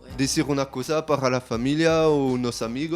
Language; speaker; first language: Spanish; non-native, learner; French